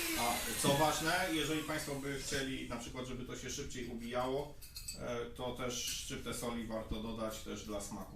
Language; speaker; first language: Polish; native; Polish